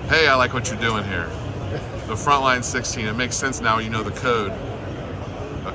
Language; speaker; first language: English; native; English